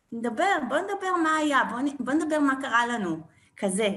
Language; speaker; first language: Hebrew; early bilingual, other home language; French